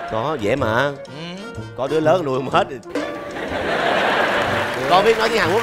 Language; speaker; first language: Vietnamese; native; Vietnamese